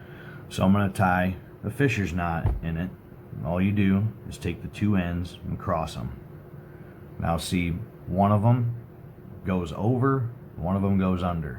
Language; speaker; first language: English; native; English